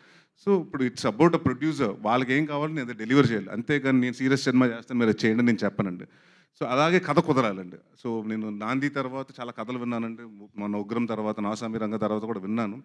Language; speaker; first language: Telugu; native; Telugu